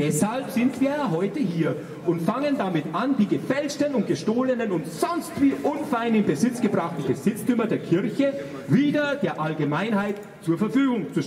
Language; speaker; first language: German; native; German